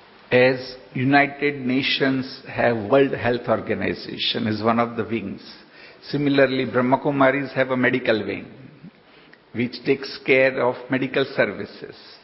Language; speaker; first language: English; non-native, local second language; Hindi